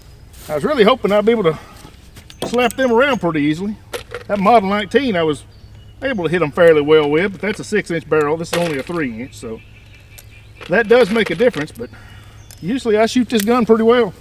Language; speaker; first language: English; native; English